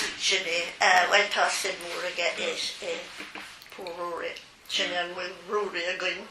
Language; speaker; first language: Irish; non-native, local second language; English